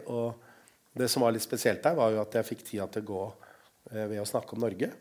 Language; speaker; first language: Norwegian; early bilingual, other home language; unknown